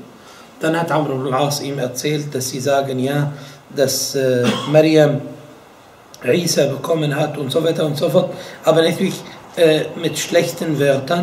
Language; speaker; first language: German; non-native, fluent; Arabic